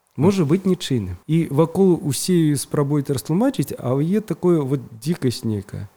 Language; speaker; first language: Belarusian; native; Belarusian